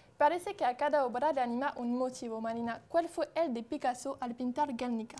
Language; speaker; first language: Spanish; non-native, fluent; French